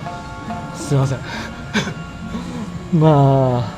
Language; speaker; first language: Japanese; non-native, fluent; Chinese